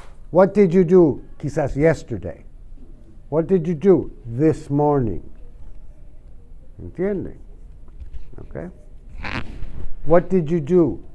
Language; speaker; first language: English; native; English